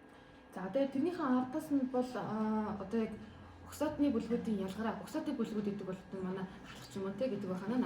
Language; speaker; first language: Mongolian; native; Mongolian